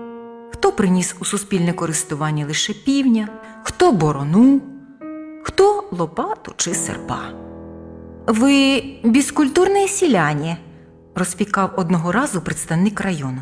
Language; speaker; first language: Ukrainian; native; Ukrainian